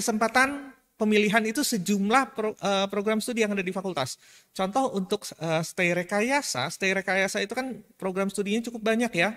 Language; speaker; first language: Indonesian; native; Indonesian